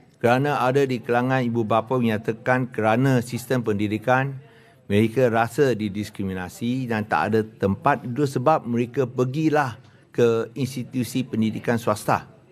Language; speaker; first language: Malay; non-native, local second language; Chinese